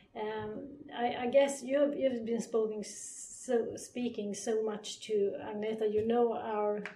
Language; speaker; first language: English; non-native, fluent; Polish